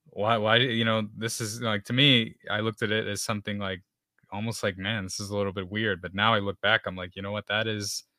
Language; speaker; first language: English; native; English